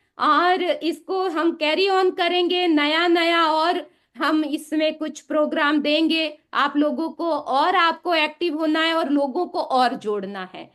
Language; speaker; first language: Hindi; native; Hindi